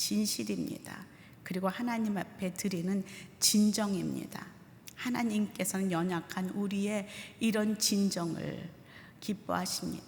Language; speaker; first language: Korean; native; Korean